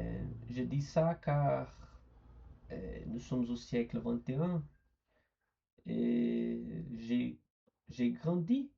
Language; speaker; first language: French; non-native, learner; Portuguese